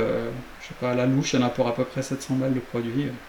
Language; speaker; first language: French; native; French